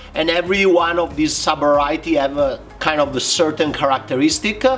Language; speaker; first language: English; non-native, fluent; Italian